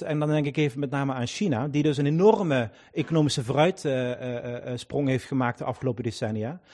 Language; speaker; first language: Dutch; native; Dutch